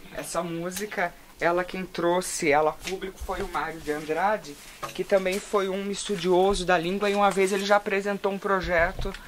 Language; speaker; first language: Portuguese; native; Portuguese